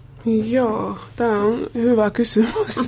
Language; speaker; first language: Finnish; non-native, fluent; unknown